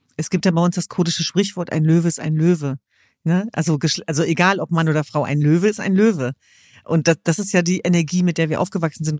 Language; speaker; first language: German; early bilingual, other home language; Kurdish